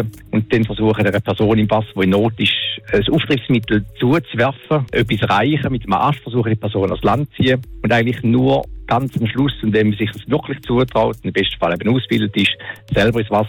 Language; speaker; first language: German; native; German